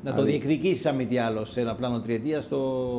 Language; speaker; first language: Greek; native; Greek